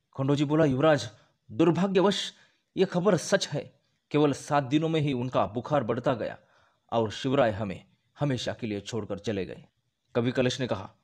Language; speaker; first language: Hindi; non-native, local second language; Marathi